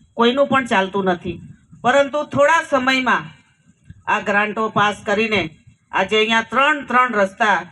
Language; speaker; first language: Gujarati; non-native, local second language; Rathawi